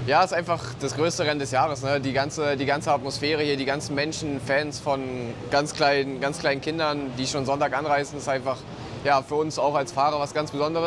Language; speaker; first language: German; native; German